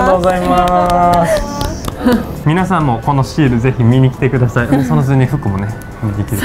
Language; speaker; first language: Japanese; native; Japanese